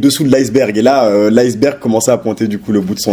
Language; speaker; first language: French; native; French